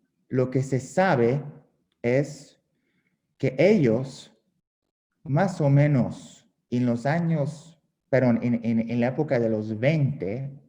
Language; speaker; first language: Spanish; non-native, fluent; Hungarian